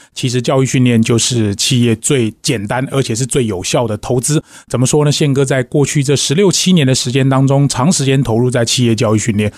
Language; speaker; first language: Chinese; native; Chinese